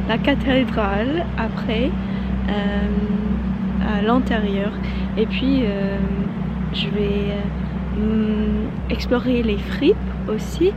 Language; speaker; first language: French; non-native, learner; English